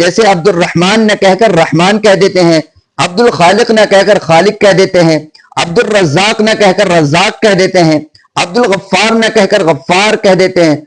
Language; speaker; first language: Urdu; native; Urdu